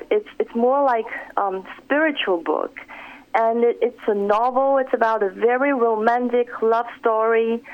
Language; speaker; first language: English; non-native, fluent; Chinese